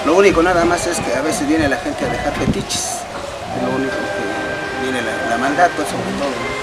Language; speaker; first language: Spanish; native; Spanish